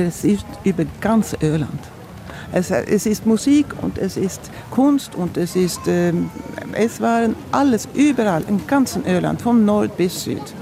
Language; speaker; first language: German; non-native, fluent; Swedish